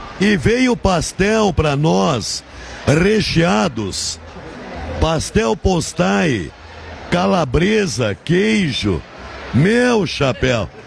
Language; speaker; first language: Portuguese; native; Portuguese